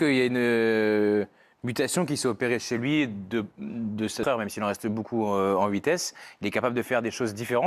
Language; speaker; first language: French; native; French